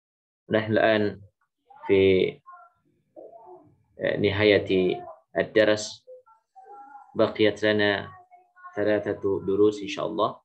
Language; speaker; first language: Arabic; non-native, fluent; Indonesian